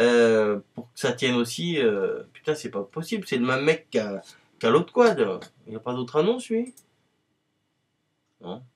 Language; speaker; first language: French; native; French